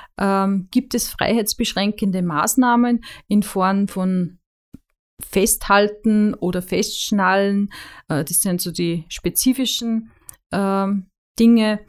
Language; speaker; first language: German; native; German